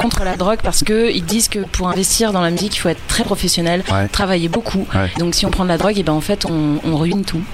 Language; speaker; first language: French; native; French